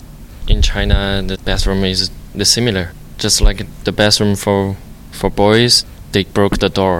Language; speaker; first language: English; non-native, learner; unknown